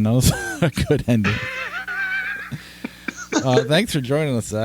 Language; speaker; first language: English; native; English